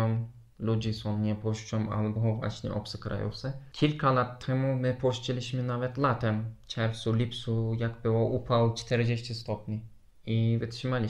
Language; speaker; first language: Polish; non-native, learner; Turkish